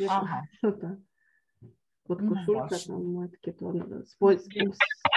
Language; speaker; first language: Polish; non-native, learner; Ukrainian